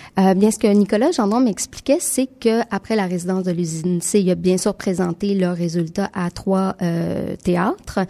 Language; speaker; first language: French; native; French